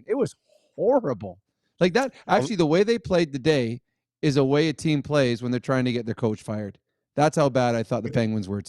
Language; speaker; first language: English; native; English